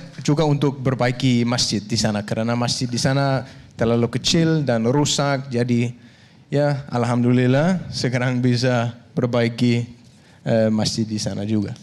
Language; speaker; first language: Indonesian; non-native, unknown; Danish